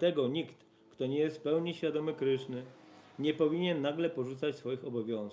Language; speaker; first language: Polish; native; Polish